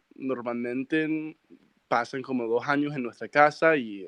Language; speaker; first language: Spanish; early bilingual, heritage; Spanish